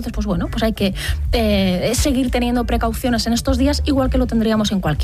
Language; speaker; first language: Spanish; native; Spanish